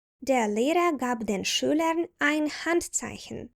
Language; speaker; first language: German; non-native, fluent; Ukrainian